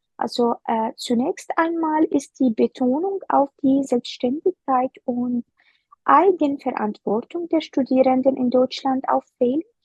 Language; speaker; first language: German; non-native, fluent; Arabic